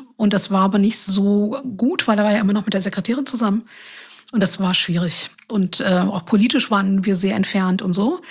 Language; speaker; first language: German; non-native, fluent; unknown